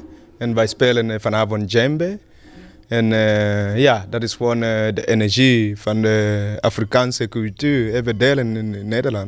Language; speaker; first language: Dutch; non-native, fluent; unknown